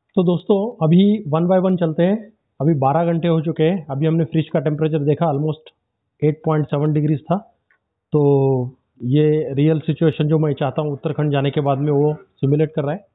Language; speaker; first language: Hindi; non-native, local second language; Marathi